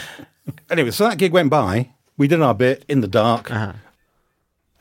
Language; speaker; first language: English; native; English